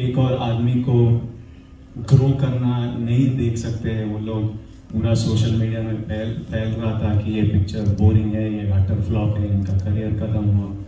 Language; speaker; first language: Hindi; non-native, local second language; Telugu